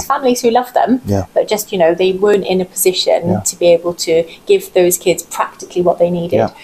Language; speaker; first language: English; native; English